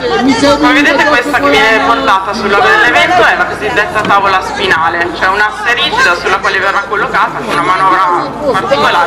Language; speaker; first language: Italian; native; Italian